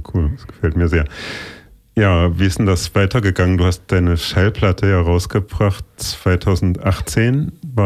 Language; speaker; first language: German; native; German